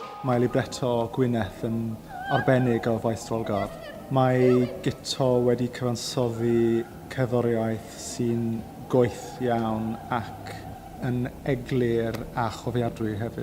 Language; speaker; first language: Welsh; non-native, learner; English